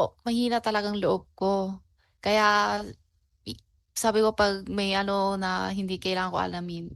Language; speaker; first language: Filipino; non-native, learner; Chinese